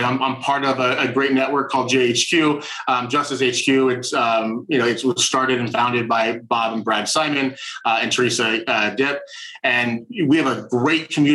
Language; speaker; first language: English; native; English